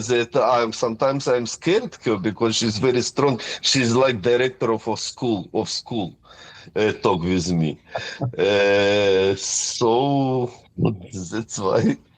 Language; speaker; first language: English; non-native, fluent; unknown